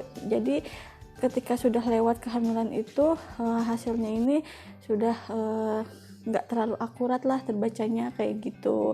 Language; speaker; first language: Indonesian; native; Indonesian